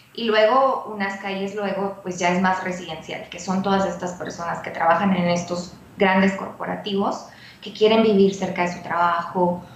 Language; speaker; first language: Spanish; native; Spanish